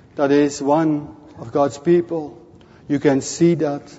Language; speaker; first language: English; non-native, fluent; Dutch